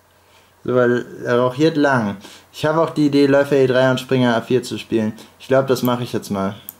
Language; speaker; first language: German; native; German